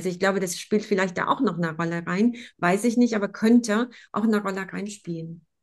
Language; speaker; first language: German; non-native, fluent; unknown